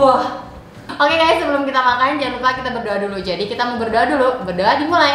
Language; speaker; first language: Indonesian; native; Indonesian